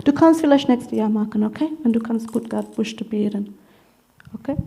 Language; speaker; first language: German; non-native, learner; English